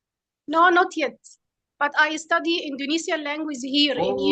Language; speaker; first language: English; non-native, fluent; Arabic